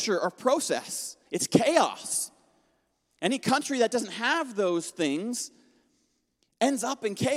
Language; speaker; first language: English; native; English